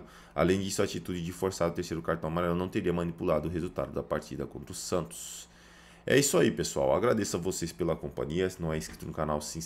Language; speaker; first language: Portuguese; native; Portuguese